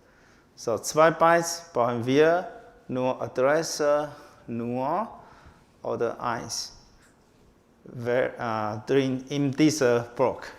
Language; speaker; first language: German; non-native, learner; Chinese